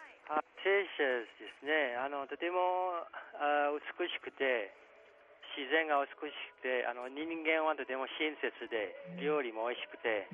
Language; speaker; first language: Japanese; non-native, fluent; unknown